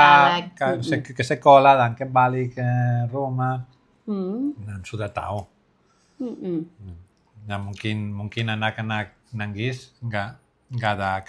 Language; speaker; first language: Indonesian; non-native, learner; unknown